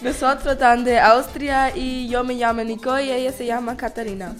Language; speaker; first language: Spanish; non-native, learner; German